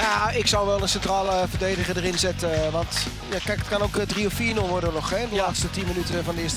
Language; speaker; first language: Dutch; native; Dutch